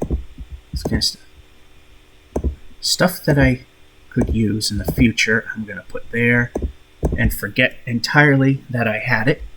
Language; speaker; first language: English; native; English